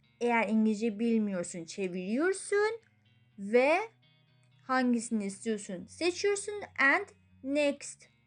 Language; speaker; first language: Turkish; non-native, fluent; Persian